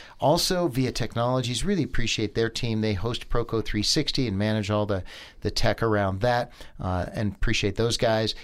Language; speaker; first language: English; native; English